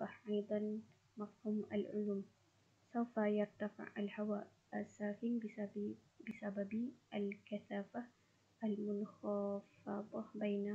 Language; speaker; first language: Arabic; non-native, learner; Malay